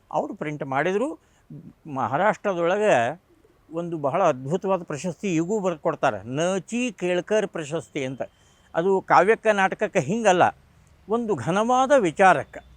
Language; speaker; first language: Kannada; non-native, local second language; Marathi